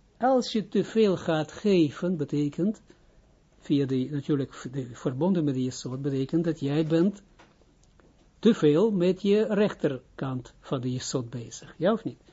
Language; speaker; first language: Dutch; non-native, fluent; Hebrew